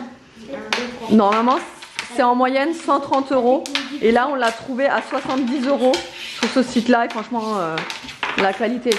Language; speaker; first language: French; native; French